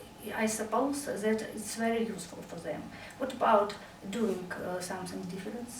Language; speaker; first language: English; non-native, learner; Russian